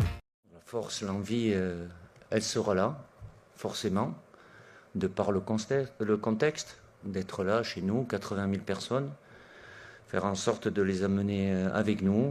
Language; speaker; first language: French; native; French